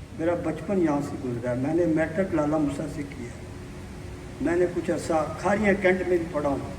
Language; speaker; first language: Urdu; non-native, local second language; Punjabi